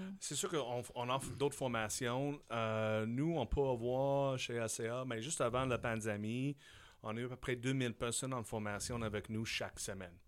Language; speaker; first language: French; non-native, fluent; English